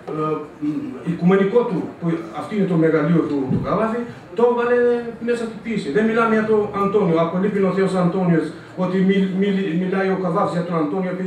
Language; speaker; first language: Greek; non-native, fluent; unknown